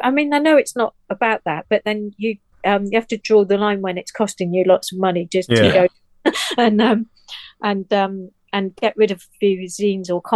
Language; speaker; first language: English; native; English